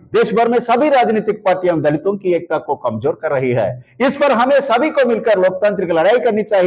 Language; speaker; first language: Hindi; non-native, local second language; Telugu